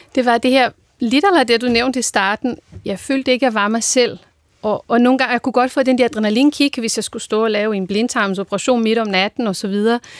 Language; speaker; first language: Danish; non-native, fluent; Portuguese